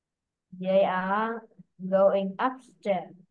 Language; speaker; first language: English; non-native, learner; Vietnamese